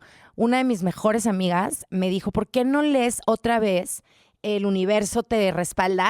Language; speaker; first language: Spanish; native; Spanish